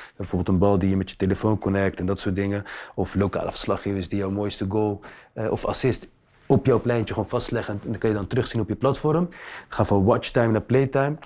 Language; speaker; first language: Dutch; native; Dutch